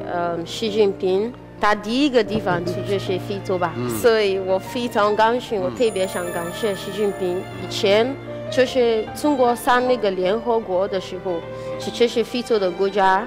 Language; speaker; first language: Chinese; non-native, fluent; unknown